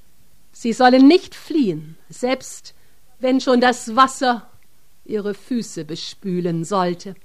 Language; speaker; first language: German; native; German